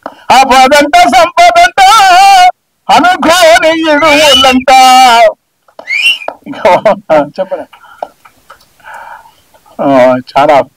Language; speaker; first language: Telugu; native; Telugu